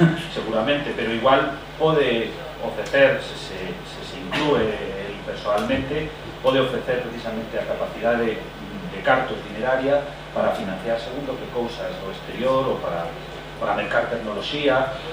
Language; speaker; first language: Galician; non-native, fluent; Spanish